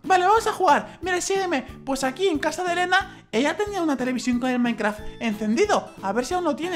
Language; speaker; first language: Spanish; native; Spanish